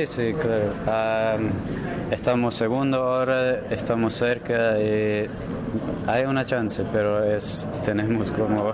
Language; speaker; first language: Spanish; early bilingual, heritage; English